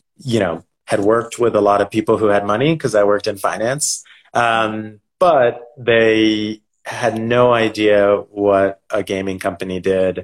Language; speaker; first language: English; native; English